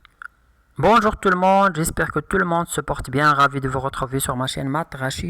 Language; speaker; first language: French; non-native, local second language; Arabic